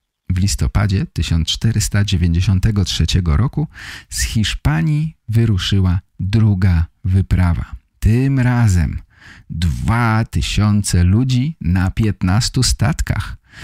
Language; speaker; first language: Polish; native; Polish